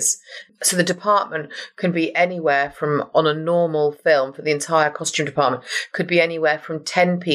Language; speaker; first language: English; native; English